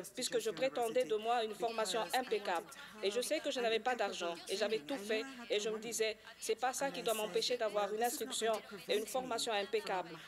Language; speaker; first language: French; non-native, local second language; Swahili